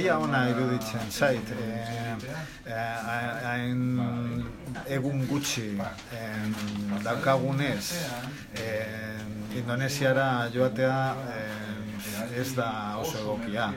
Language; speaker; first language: Basque; non-native, learner; Spanish